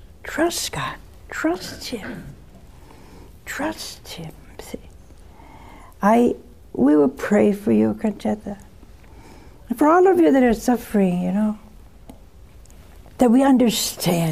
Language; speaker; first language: English; native; English